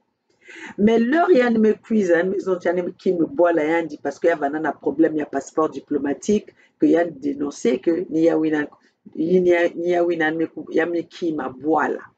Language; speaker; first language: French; non-native, local second language; Kongo